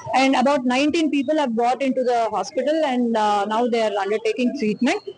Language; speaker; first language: English; non-native, local second language; Telugu